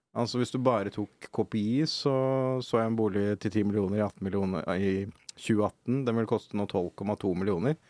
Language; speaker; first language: Norwegian; native; Norwegian